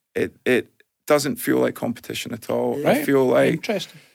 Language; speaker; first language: English; native; English